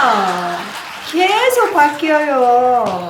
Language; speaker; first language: Korean; non-native, learner; Persian